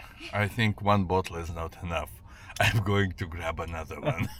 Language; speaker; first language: English; non-native, learner; Russian